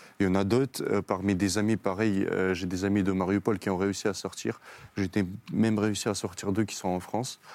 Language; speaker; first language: French; non-native, fluent; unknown